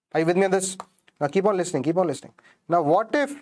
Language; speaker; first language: English; non-native, local second language; Hindi